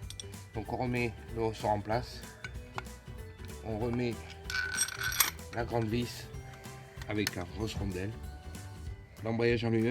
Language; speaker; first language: French; native; French